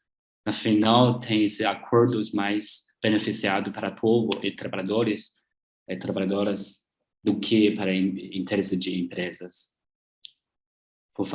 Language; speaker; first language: Portuguese; non-native, learner; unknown